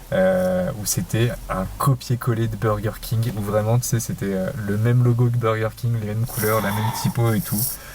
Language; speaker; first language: French; native; French